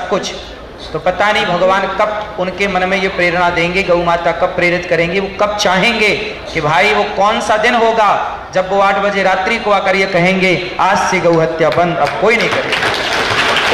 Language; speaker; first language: Hindi; native; Hindi